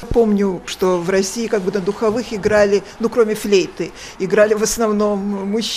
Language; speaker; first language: Russian; native; Russian